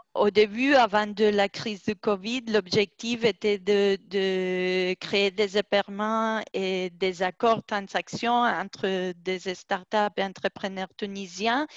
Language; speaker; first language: French; non-native, fluent; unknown